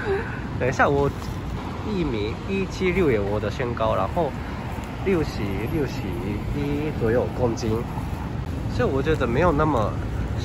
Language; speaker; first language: Chinese; non-native, fluent; Japanese